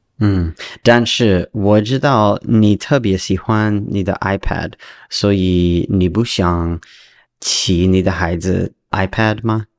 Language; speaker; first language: Chinese; non-native, learner; English